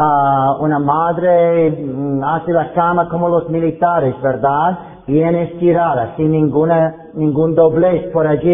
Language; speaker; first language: Spanish; non-native, fluent; English